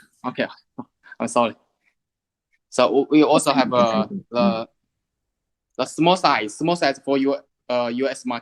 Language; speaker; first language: English; non-native, learner; Chinese